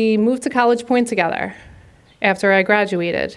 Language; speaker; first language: English; native; English